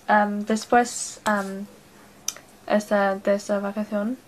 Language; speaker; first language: Spanish; non-native, learner; English